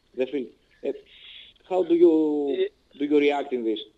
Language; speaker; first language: English; non-native, learner; Greek